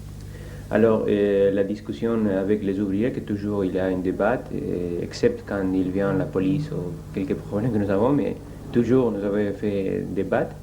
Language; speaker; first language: French; non-native, learner; Spanish